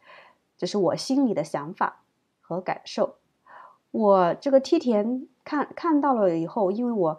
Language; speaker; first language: Chinese; native; Chinese